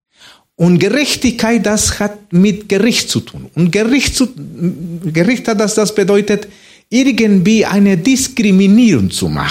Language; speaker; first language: German; non-native, fluent; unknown